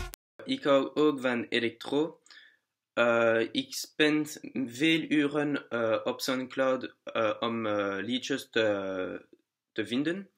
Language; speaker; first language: Dutch; non-native, learner; French